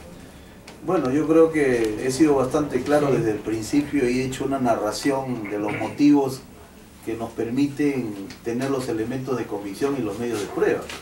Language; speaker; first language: Spanish; native; Spanish